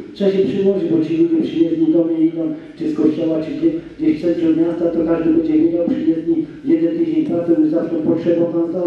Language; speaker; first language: Polish; native; Polish